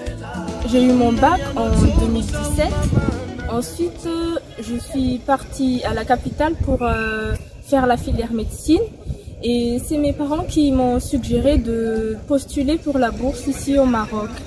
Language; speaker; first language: French; non-native, local second language; Malagasy